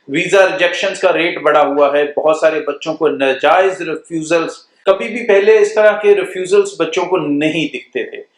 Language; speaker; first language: Hindi; non-native, local second language; Punjabi